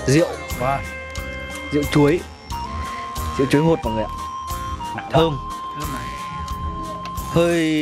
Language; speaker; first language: Vietnamese; native; Vietnamese